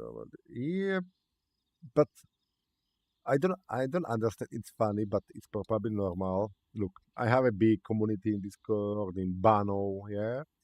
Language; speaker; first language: English; non-native, learner; Slovak